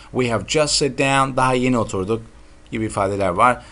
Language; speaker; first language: English; non-native, fluent; Turkish